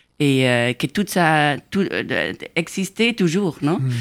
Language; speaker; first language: French; non-native, fluent; German